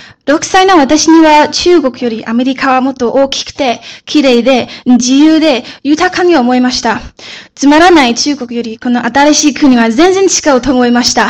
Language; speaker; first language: Japanese; early bilingual, other home language; Chinese